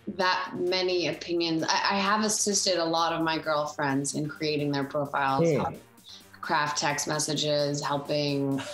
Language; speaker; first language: English; native; English